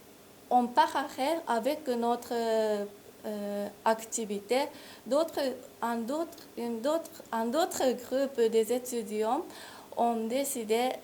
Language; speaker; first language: French; non-native, fluent; Japanese